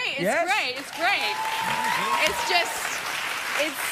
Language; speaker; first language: English; native; English